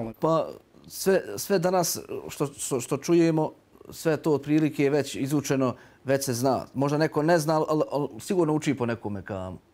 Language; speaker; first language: Croatian; native; Croatian